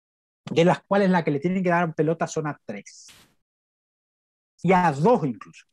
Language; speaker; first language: Spanish; native; Spanish